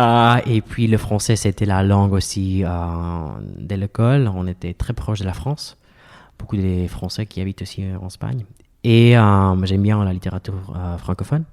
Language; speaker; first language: French; non-native, fluent; Spanish